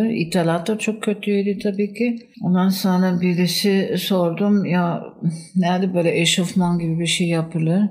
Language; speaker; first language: Turkish; non-native, fluent; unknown